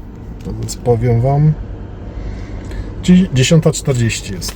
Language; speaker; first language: Polish; native; Polish